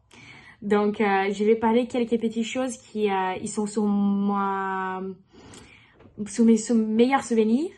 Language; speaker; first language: French; non-native, learner; Portuguese